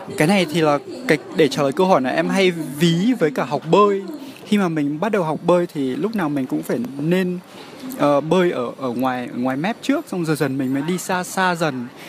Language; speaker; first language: Vietnamese; early bilingual, heritage; Vietnamese